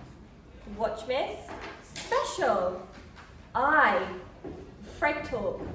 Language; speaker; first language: English; native; English